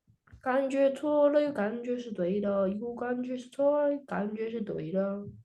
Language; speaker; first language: Chinese; early bilingual, other home language; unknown